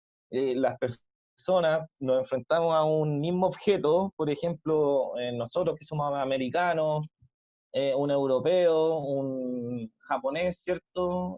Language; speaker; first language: Spanish; native; Spanish